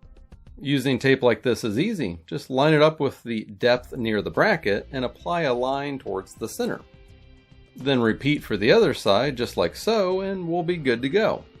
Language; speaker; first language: English; native; English